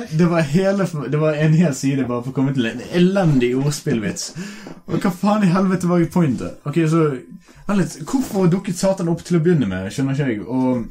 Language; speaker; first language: Norwegian; native; Norwegian